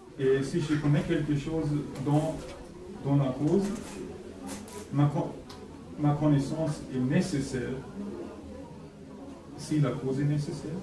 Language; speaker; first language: French; non-native, fluent; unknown